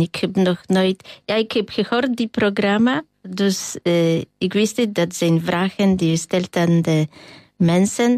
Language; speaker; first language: Dutch; non-native, learner; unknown